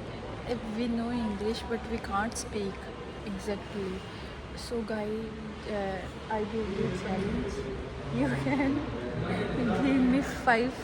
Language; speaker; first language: English; non-native, learner; Hindi